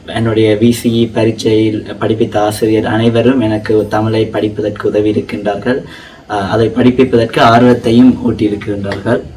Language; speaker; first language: Tamil; early bilingual, heritage; Tamil